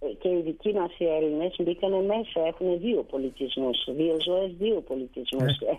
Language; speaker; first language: Greek; native; Greek